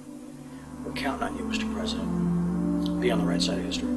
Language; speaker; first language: English; native; English